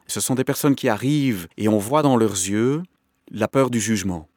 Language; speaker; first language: French; native; French